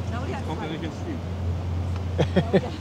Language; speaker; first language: German; native; German